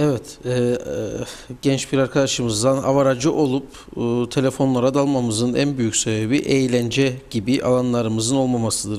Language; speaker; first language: Turkish; native; Turkish